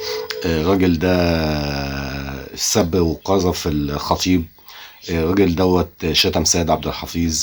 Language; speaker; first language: Arabic; native; Arabic